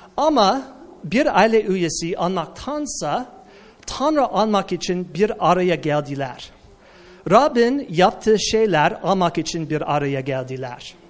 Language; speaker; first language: Turkish; non-native, fluent; English